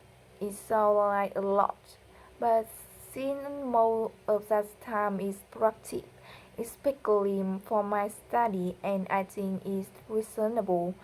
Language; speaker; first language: English; non-native, learner; Vietnamese